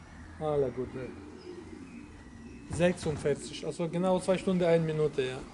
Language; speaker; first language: German; non-native, local second language; Polish